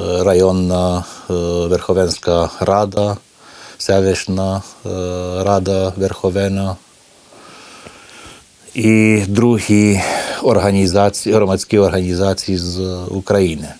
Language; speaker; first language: Ukrainian; early bilingual, heritage; Ukrainian